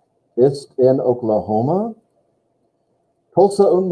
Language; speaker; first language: German; non-native, fluent; English